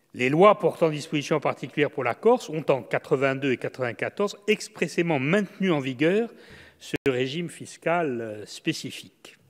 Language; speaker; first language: French; native; French